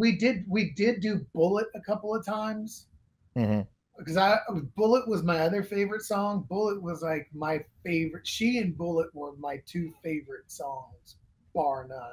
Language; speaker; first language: English; native; English